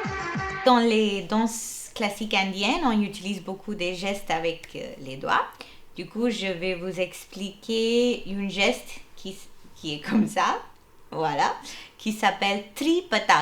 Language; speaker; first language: French; non-native, fluent; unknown